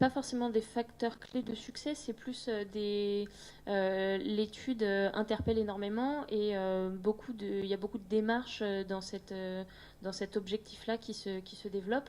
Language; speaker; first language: French; native; French